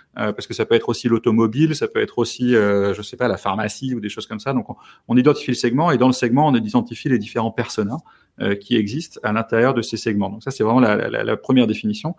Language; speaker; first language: French; native; French